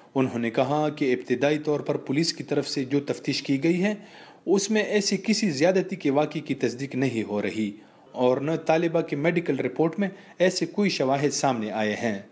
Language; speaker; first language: Urdu; native; Urdu